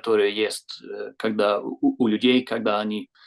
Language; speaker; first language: Russian; non-native, fluent; Swedish